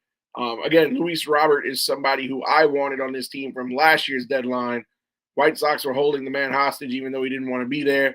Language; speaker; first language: English; native; English